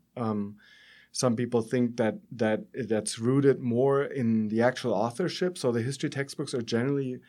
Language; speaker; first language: English; non-native, fluent; German